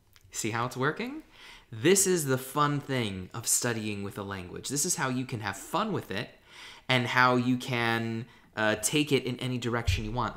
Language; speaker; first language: English; native; English